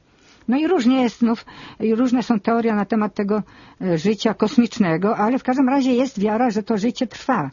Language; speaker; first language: Polish; native; Polish